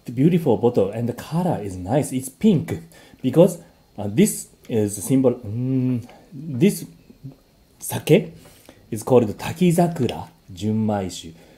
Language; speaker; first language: English; non-native, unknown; Japanese